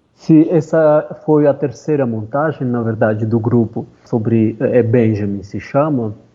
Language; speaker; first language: Portuguese; non-native, fluent; Armenian